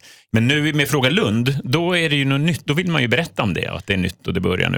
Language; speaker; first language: Swedish; native; Swedish